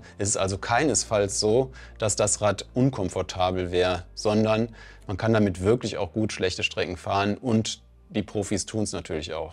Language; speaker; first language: German; native; German